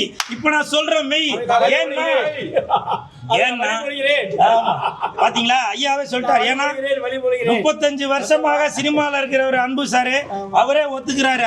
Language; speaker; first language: Tamil; native; Tamil